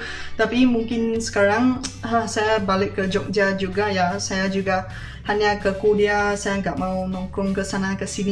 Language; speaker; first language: Indonesian; non-native, fluent; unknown